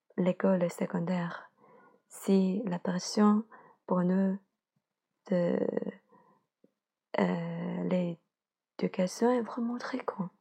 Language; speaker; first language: French; non-native, learner; Chinese